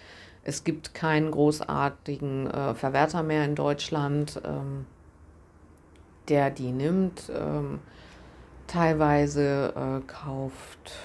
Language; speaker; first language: German; native; German